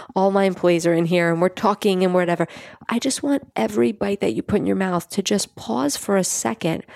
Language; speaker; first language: English; native; English